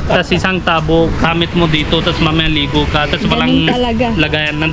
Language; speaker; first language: Filipino; non-native, learner; Hindi